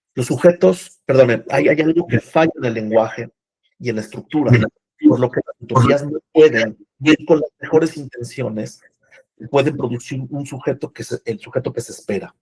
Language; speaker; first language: Spanish; native; Spanish